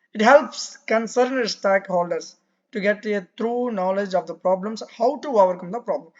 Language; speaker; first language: English; non-native, local second language; Telugu